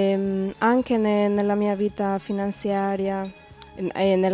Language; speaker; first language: Italian; non-native, learner; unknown